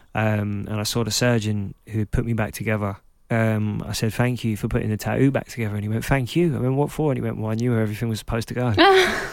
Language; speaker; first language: English; native; English